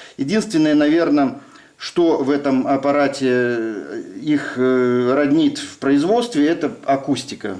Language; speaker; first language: Russian; native; Russian